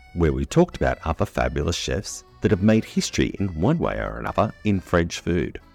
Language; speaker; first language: English; native; English